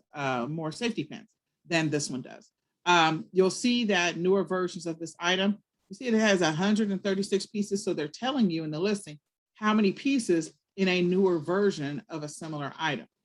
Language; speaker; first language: English; native; English